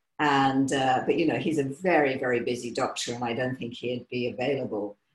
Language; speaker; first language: English; native; English